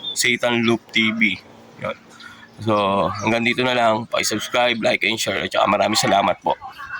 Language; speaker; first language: Filipino; native; Filipino